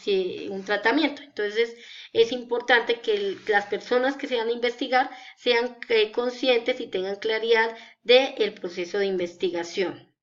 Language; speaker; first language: Spanish; native; Spanish